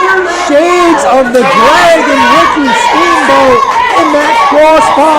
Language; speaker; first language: English; native; English